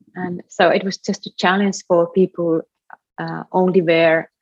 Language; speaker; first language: English; non-native, fluent; Finnish